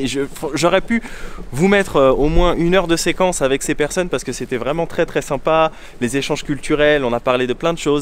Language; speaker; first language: French; native; French